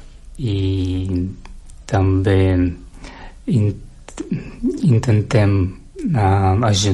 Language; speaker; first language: Catalan; non-native, learner; Russian